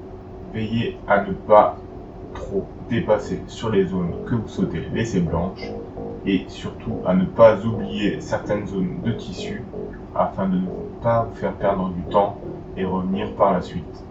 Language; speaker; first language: French; native; French